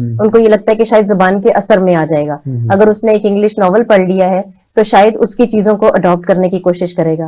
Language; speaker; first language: Urdu; native; Urdu